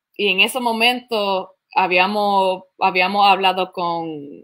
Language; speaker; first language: Spanish; early bilingual, heritage; Spanish